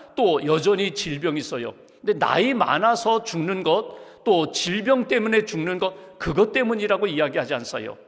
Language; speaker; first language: Korean; native; Korean